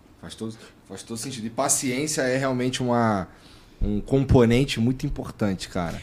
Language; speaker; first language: Portuguese; native; Portuguese